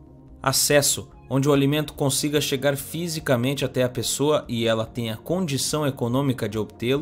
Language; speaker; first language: Portuguese; native; Portuguese